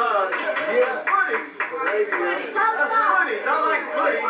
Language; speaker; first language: English; native; English